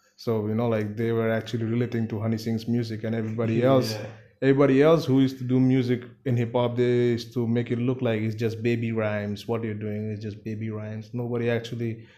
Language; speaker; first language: English; non-native, local second language; Bangla